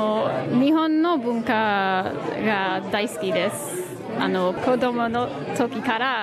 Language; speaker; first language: Japanese; non-native, learner; English